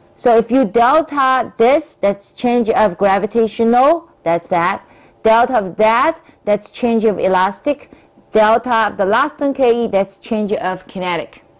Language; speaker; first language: English; non-native, fluent; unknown